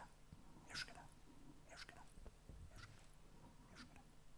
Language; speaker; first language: Basque; native; Basque